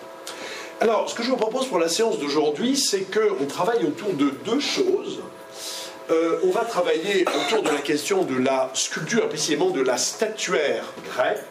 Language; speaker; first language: French; native; French